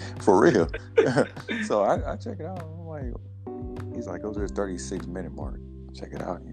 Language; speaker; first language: English; native; English